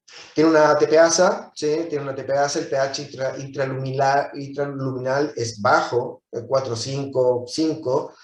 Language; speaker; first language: Spanish; native; Spanish